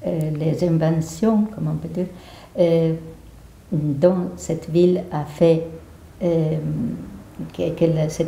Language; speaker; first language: French; non-native, fluent; Italian